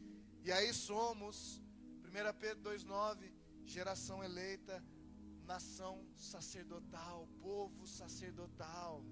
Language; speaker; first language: Portuguese; native; Portuguese